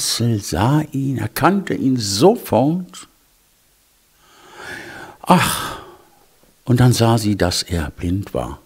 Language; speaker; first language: German; native; German